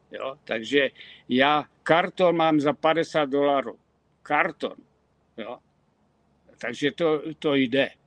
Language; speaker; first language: Czech; native; Czech